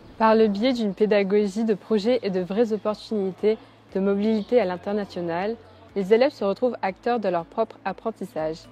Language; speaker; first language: French; native; French